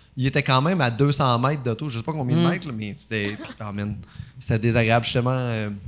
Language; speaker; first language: French; native; French